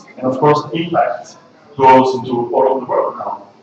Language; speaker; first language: English; non-native, fluent; Italian